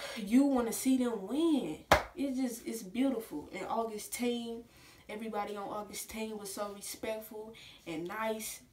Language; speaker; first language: English; native; English